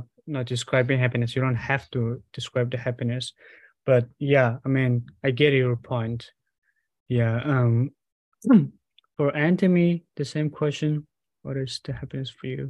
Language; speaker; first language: English; non-native, fluent; Mongolian